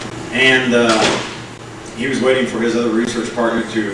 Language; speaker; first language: English; native; English